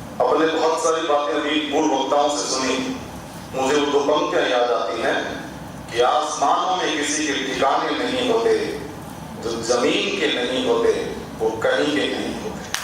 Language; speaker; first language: Hindi; native; Hindi